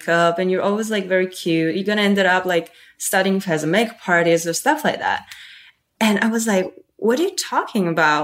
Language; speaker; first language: English; non-native, fluent; Italian